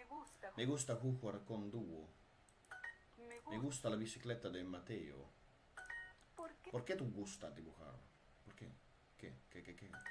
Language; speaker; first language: Spanish; non-native, learner; Dutch